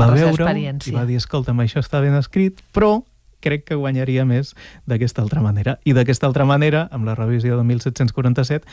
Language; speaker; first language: Catalan; native; Catalan